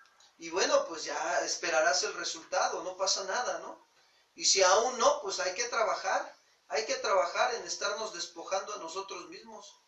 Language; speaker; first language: Spanish; native; Spanish